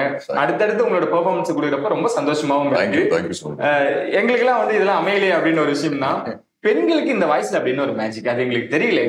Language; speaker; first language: Tamil; native; Tamil